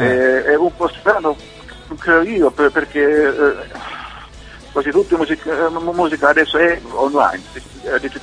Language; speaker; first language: Italian; non-native, learner; Finnish